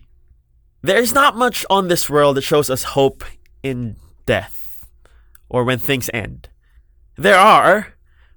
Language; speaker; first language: English; non-native, local second language; Filipino